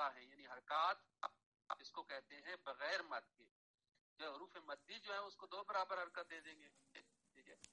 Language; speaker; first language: Urdu; non-native, local second language; Punjabi